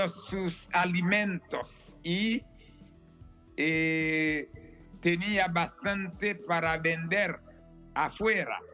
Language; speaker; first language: Spanish; non-native, fluent; Haitian Creole